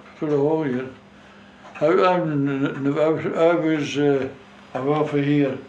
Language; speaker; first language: English; native; English